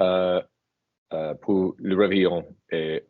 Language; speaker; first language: French; non-native, learner; English